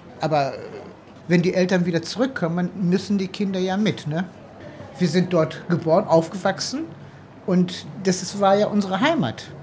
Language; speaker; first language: German; early bilingual, other home language; Turkish